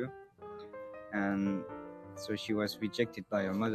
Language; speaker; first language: English; non-native, fluent; French